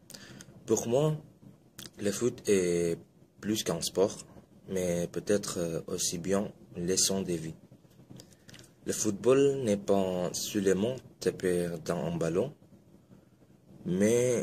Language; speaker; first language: French; non-native, fluent; Indonesian